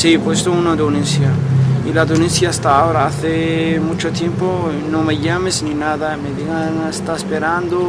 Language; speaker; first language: Spanish; non-native, fluent; Arabic